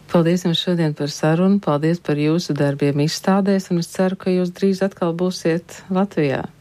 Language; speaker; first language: Latvian; native; Latvian